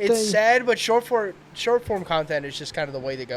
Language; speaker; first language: English; native; English